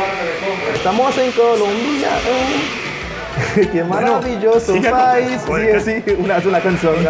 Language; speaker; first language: Spanish; non-native, fluent; Haitian Creole